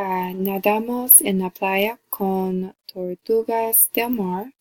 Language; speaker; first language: Spanish; non-native, learner; English